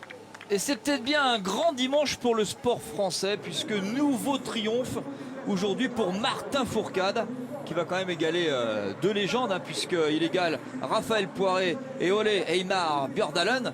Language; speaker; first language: French; native; French